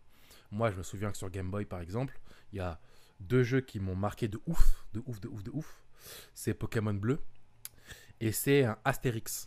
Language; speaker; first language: French; native; French